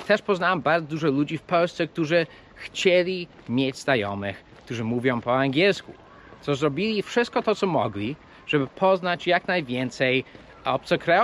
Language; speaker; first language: Polish; early bilingual, heritage; Polish